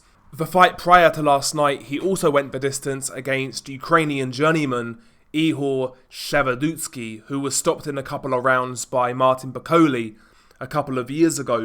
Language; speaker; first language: English; native; English